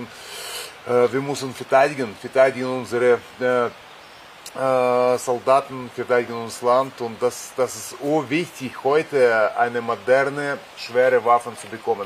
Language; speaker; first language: German; non-native, fluent; Russian